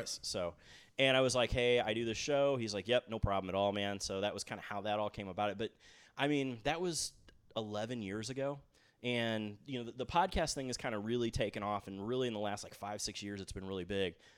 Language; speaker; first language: English; native; English